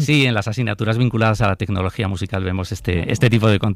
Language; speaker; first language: Spanish; native; Spanish